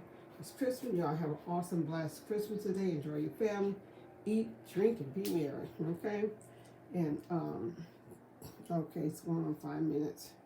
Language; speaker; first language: English; native; English